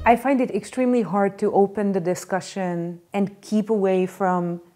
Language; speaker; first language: English; non-native, fluent; Hungarian